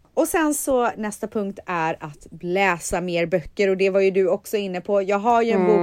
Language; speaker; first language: Swedish; native; Swedish